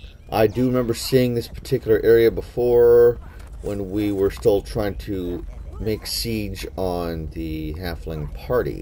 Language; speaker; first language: English; native; English